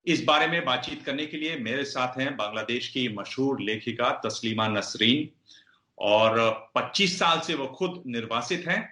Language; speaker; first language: Hindi; native; Hindi